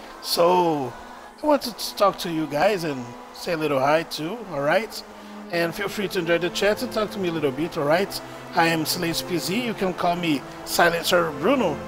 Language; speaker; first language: English; non-native, learner; Portuguese